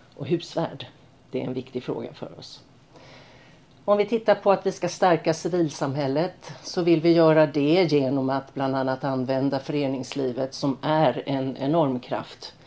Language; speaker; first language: Swedish; native; Swedish